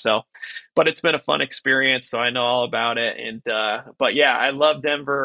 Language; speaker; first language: English; native; English